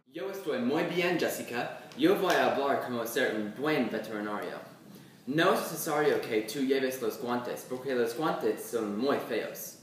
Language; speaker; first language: Spanish; non-native, learner; English